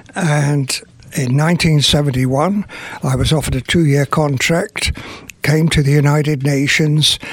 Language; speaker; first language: English; native; English